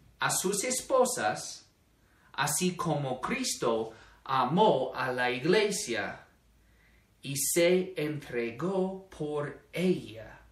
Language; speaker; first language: Spanish; non-native, fluent; English